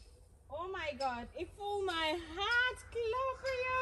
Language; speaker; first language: Dutch; non-native, fluent; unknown